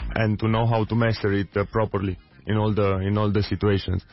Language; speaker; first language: English; non-native, fluent; Romanian